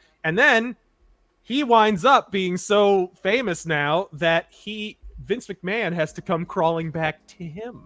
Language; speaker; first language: English; native; English